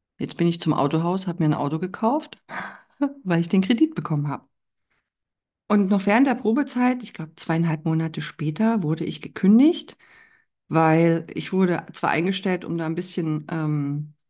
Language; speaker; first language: German; native; German